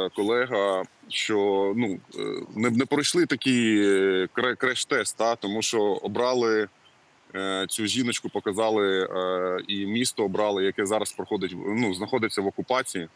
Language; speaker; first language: Ukrainian; native; Ukrainian